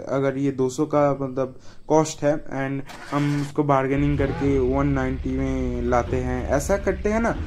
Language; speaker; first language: Hindi; non-native, local second language; Bangla